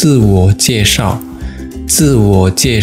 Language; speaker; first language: Chinese; non-native, fluent; Indonesian